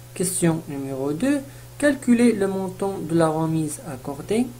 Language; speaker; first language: French; non-native, local second language; Arabic